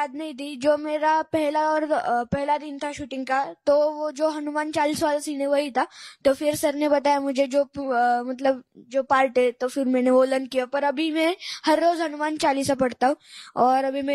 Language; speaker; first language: Hindi; non-native, local second language; Marathi